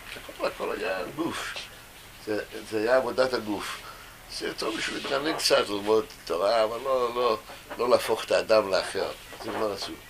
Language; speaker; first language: Hebrew; non-native, fluent; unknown